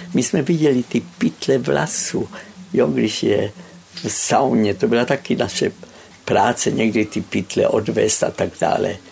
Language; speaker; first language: Czech; native; Czech